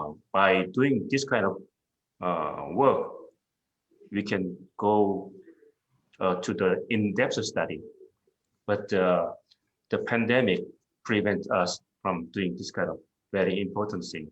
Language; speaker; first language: English; non-native, fluent; Korean